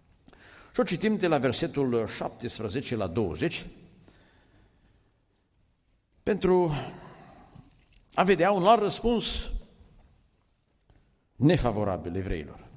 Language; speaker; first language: Romanian; native; Romanian